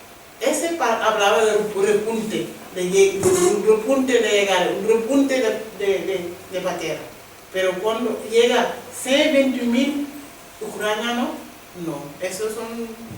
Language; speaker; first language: Spanish; non-native, learner; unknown